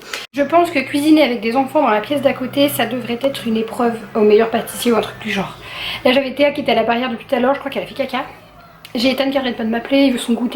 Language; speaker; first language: French; native; French